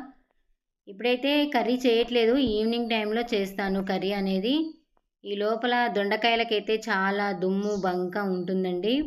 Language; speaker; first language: Telugu; native; Telugu